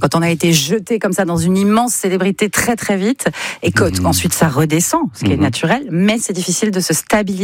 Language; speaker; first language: French; native; French